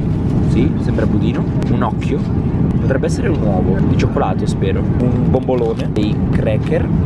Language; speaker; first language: Italian; native; Italian